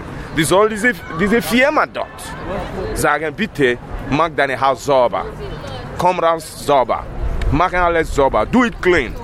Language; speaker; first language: German; non-native, learner; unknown